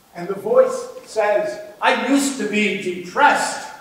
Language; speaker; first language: English; native; English